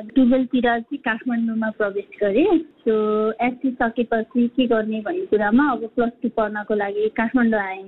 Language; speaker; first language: Nepali; non-native, local second language; Sherpa